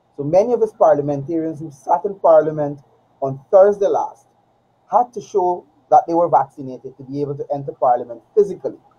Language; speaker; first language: English; native; English